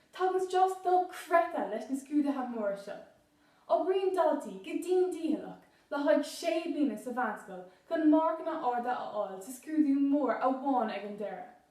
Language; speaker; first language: Irish; non-native, local second language; English